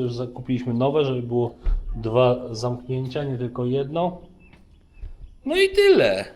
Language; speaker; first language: Polish; native; Polish